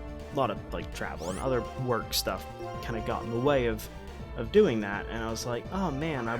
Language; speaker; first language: English; native; English